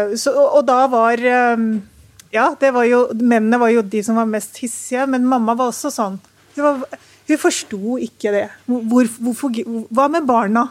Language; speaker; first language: Norwegian; early bilingual, other home language; Urdu